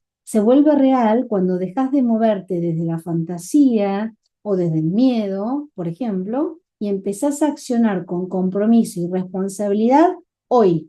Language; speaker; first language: Spanish; native; Spanish